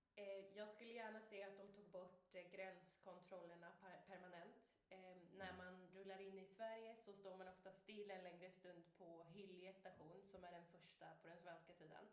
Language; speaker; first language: Swedish; native; Swedish